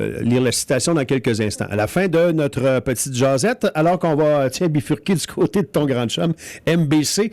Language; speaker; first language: French; native; French